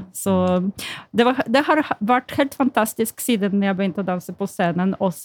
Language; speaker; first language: Norwegian; non-native, fluent; Polish